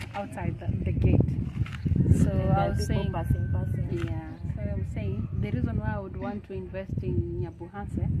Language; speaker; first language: English; non-native, local second language; Kalenjin